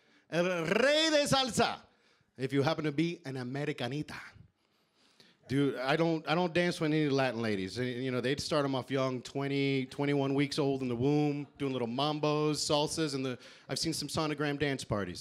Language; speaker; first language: English; early bilingual, other home language; Spanish